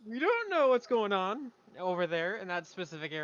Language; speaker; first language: English; native; English